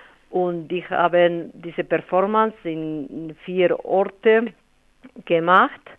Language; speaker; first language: German; non-native, fluent; Spanish